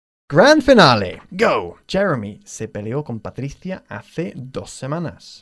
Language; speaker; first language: Spanish; non-native, fluent; English